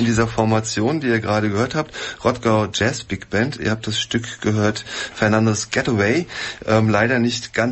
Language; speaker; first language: German; native; German